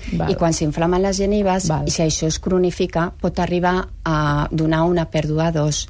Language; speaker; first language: Catalan; non-native, local second language; Spanish